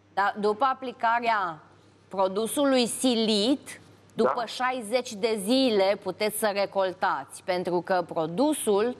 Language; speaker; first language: Romanian; native; Romanian